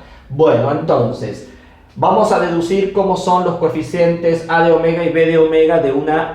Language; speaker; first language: Spanish; native; Spanish